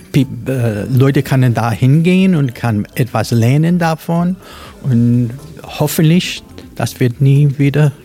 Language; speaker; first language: German; non-native, learner; English